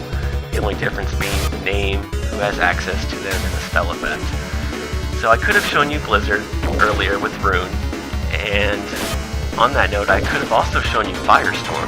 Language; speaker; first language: English; native; English